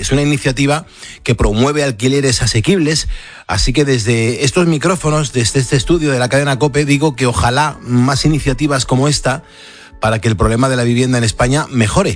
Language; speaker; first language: Spanish; native; Spanish